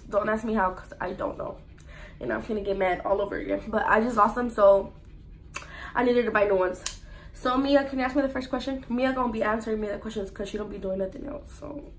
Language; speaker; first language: English; early bilingual, other home language; Spanish